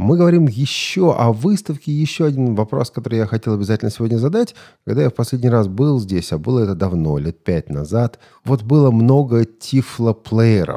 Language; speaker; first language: Russian; native; Russian